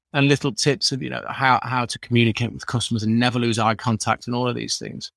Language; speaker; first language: English; native; English